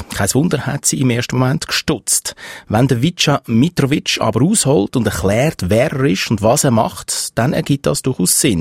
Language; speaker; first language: German; native; German